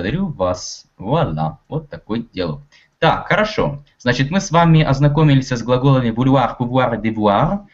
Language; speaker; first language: Russian; native; Russian